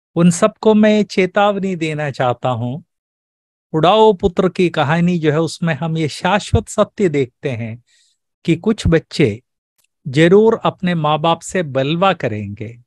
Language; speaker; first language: Hindi; native; Hindi